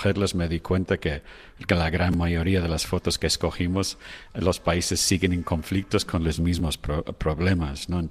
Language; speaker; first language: Spanish; non-native, fluent; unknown